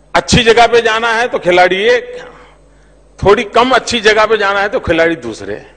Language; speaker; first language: Hindi; non-native, local second language; Gujarati